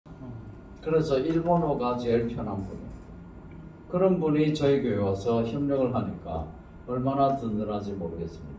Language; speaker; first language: Korean; native; Korean